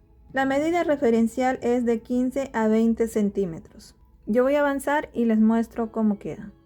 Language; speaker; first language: Spanish; native; Spanish